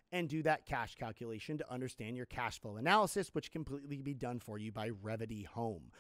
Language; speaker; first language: English; native; English